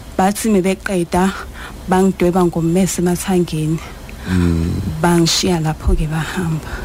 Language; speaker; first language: Zulu; native; Zulu